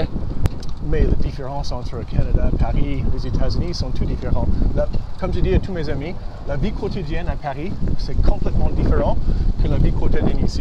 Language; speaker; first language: French; early bilingual, heritage; English